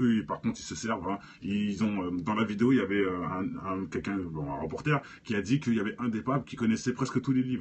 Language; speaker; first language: French; native; French